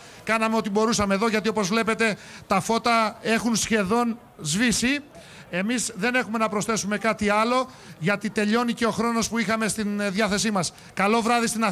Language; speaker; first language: Greek; native; Greek